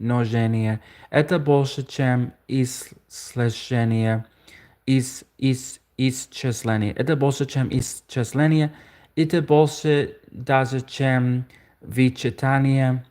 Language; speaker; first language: Russian; non-native, learner; English